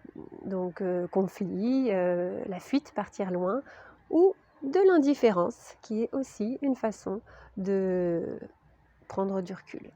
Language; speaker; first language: French; native; French